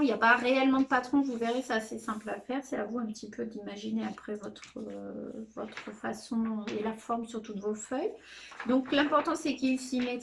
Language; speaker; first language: French; native; French